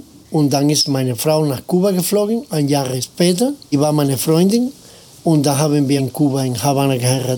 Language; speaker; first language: German; non-native, fluent; Spanish